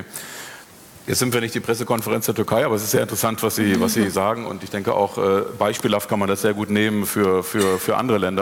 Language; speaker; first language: German; native; German